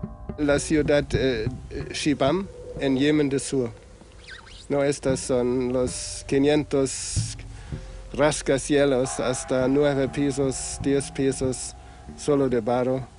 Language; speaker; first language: Spanish; non-native, fluent; German